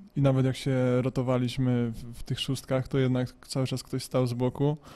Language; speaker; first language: Polish; native; Polish